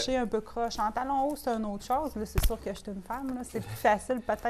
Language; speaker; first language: French; native; French